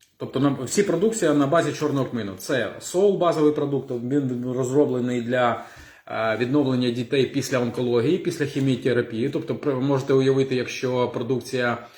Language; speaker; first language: Ukrainian; non-native, local second language; Russian